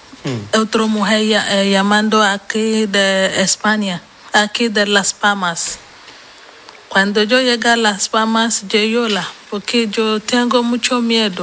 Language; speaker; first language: Spanish; non-native, learner; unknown